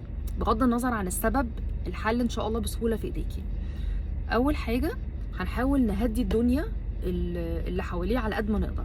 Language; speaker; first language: Arabic; native; Arabic